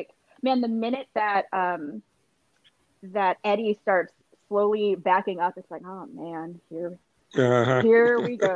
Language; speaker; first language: English; native; English